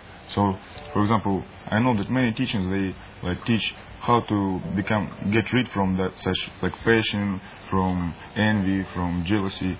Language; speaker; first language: English; non-native, learner; Russian